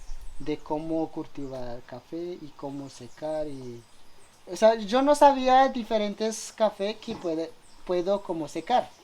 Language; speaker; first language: Spanish; non-native, local second language; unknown